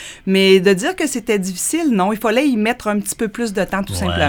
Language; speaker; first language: French; native; French